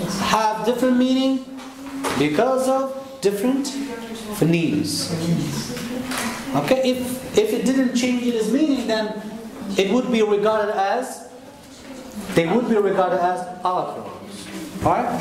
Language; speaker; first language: English; non-native, fluent; Turkish